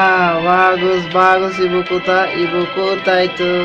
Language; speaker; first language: Indonesian; non-native, learner; Bangla